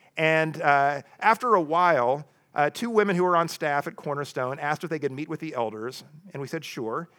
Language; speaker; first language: English; native; English